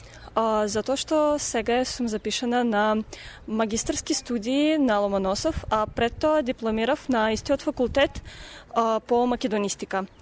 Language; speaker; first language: Macedonian; non-native, fluent; Russian